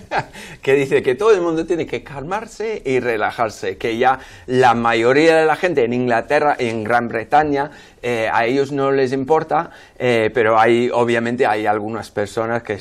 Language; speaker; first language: Spanish; non-native, fluent; English